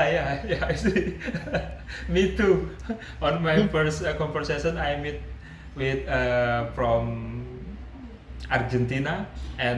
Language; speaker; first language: English; non-native, learner; Indonesian